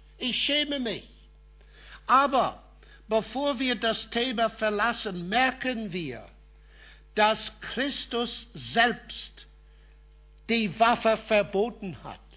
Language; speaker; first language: German; non-native, fluent; English